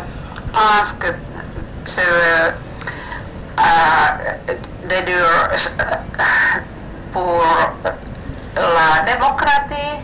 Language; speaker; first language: French; non-native, learner; Finnish